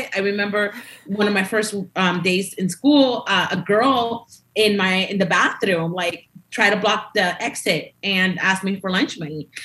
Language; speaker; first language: English; early bilingual, other home language; Spanish